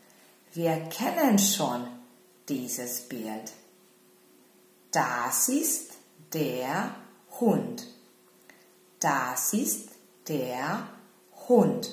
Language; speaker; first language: German; non-native, fluent; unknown